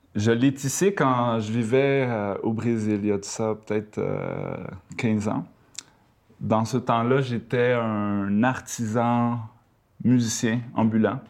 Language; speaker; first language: French; early bilingual, other home language; Spanish